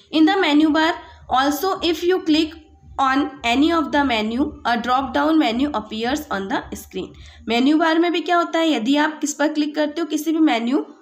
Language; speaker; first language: Hindi; native; Hindi